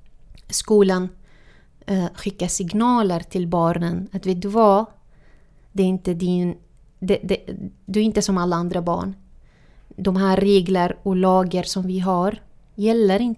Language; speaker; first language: Swedish; non-native, fluent; Arabic